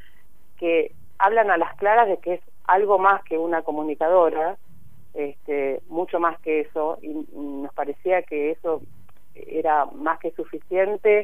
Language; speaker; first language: Spanish; native; Spanish